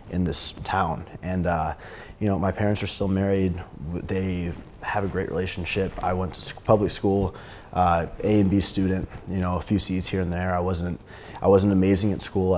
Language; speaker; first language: English; native; English